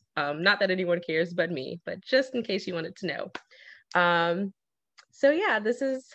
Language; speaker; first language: English; native; English